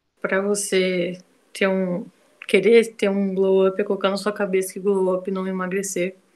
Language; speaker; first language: Portuguese; native; Portuguese